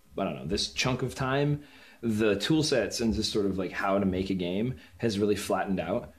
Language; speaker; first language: English; native; English